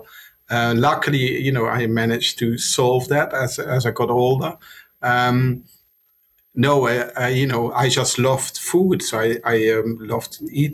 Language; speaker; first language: English; non-native, fluent; Dutch